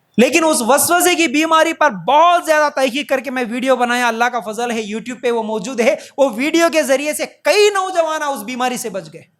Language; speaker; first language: Urdu; native; Urdu